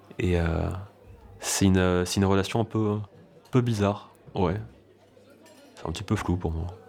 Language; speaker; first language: French; native; French